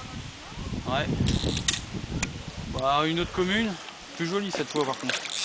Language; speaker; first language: French; native; French